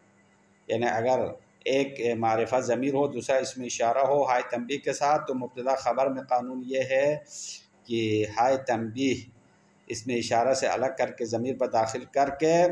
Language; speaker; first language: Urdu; non-native, local second language; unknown